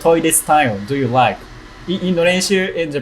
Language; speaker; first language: English; non-native, learner; Japanese